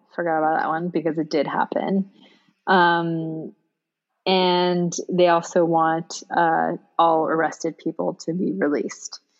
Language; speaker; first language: English; non-native, local second language; Cantonese